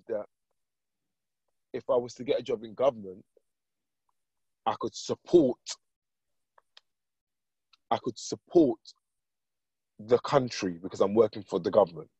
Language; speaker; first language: English; native; English